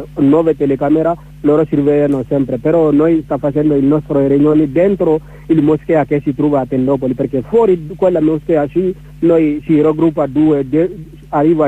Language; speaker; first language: Italian; non-native, learner; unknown